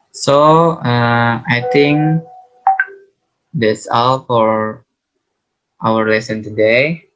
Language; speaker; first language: English; non-native, learner; Indonesian